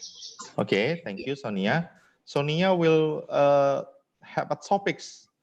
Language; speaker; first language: English; non-native, fluent; Indonesian